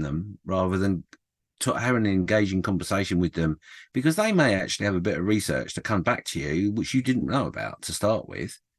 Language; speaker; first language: English; native; English